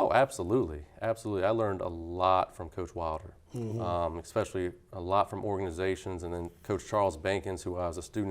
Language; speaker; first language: English; native; English